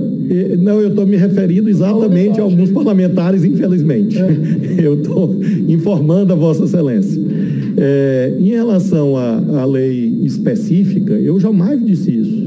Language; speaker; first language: Portuguese; native; Portuguese